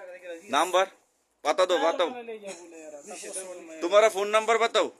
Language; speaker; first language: Hindi; non-native, learner; Bangla